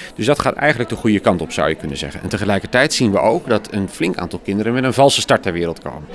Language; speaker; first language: Dutch; native; Dutch